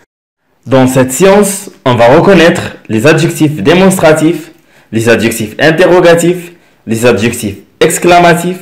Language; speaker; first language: French; non-native, local second language; Arabic